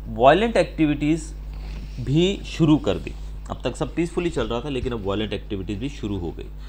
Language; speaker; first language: Hindi; non-native, local second language; Gujarati